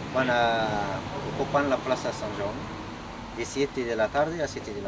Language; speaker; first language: Spanish; non-native, learner; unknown